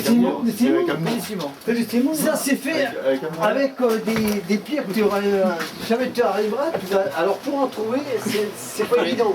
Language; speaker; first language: French; native; French